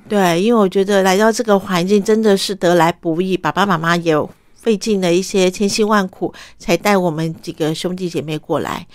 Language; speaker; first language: Chinese; early bilingual, other home language; Cantonese